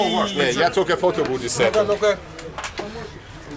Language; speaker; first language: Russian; non-native, learner; English